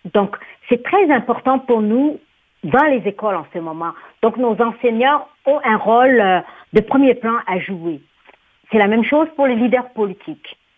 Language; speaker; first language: French; non-native, local second language; Somali